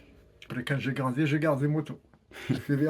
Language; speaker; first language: French; non-native, learner; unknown